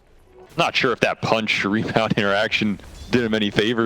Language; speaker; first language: English; native; English